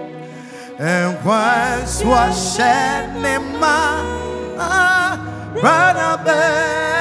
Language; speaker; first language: English; non-native, local second language; Akan